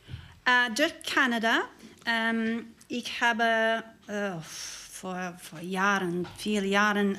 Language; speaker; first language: German; non-native, learner; English